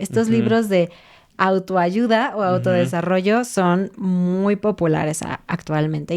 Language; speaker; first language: Spanish; native; Spanish